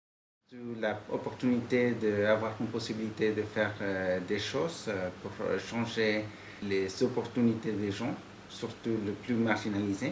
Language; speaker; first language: French; non-native, fluent; Spanish